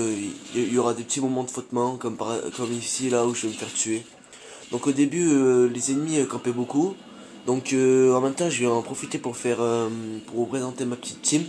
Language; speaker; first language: French; native; French